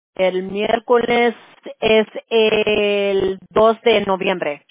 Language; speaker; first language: Spanish; early bilingual, other home language; English